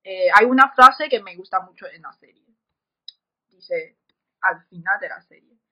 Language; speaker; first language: Spanish; non-native, fluent; Chinese